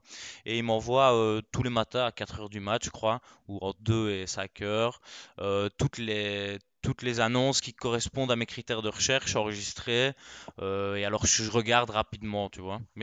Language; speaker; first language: French; native; French